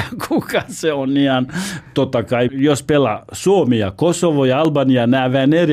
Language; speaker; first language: Finnish; non-native, learner; Albanian